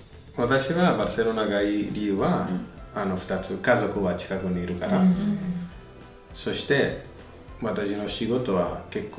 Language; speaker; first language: Japanese; non-native, fluent; Spanish